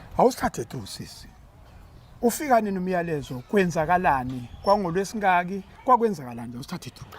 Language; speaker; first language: Zulu; native; Zulu